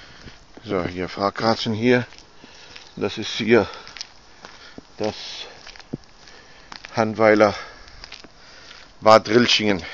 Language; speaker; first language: German; non-native, fluent; Arabic